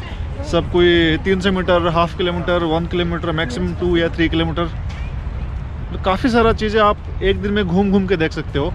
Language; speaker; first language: Hindi; non-native, local second language; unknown